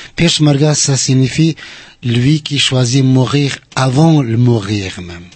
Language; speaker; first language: French; non-native, fluent; Arabic